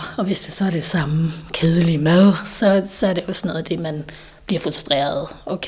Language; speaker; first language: Danish; native; Danish